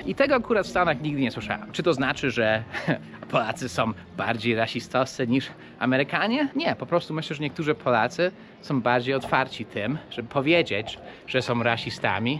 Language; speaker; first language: Polish; early bilingual, heritage; English